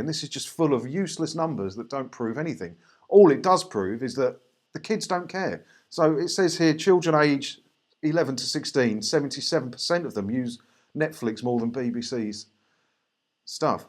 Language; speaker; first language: English; native; English